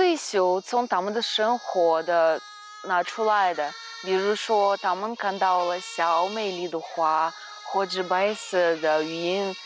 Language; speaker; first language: Chinese; non-native, learner; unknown